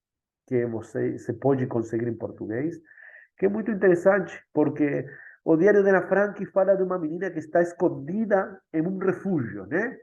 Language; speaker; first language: Portuguese; non-native, fluent; Spanish